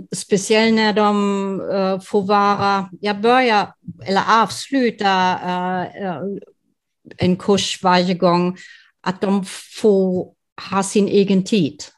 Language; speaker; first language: Swedish; non-native, fluent; German